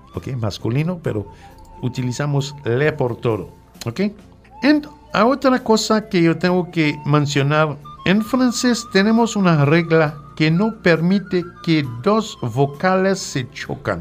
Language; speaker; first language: Spanish; non-native, fluent; French